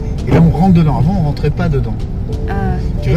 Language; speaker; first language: French; native; French